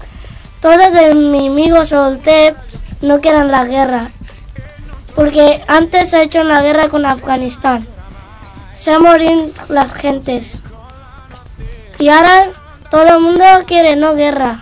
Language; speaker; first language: Spanish; non-native, learner; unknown